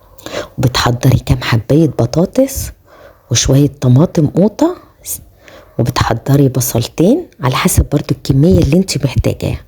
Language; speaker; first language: Arabic; native; Arabic